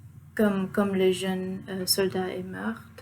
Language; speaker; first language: French; non-native, fluent; Spanish